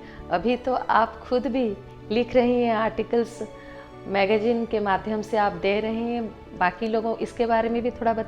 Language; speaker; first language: Hindi; native; Hindi